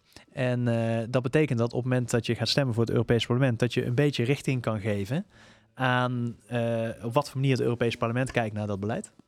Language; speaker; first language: Dutch; native; Dutch